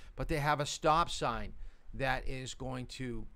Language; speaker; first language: English; native; English